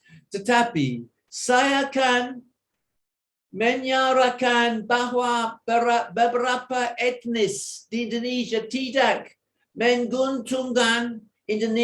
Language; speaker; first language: Indonesian; non-native, fluent; English